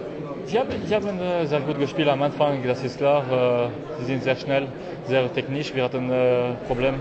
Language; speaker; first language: German; non-native, learner; French